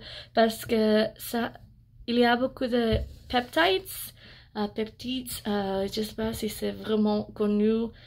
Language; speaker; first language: French; non-native, learner; English